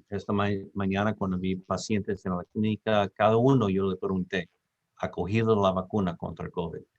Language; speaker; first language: Spanish; non-native, fluent; English